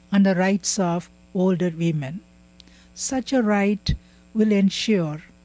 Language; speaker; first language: English; non-native, local second language; Tamil